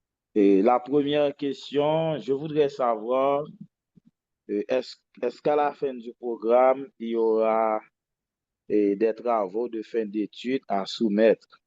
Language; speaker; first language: French; non-native, local second language; Haitian Creole